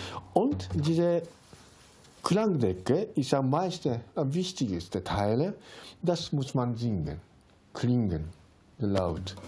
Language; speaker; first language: German; non-native, learner; Japanese